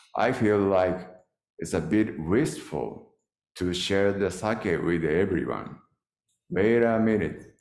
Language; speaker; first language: English; non-native, learner; Japanese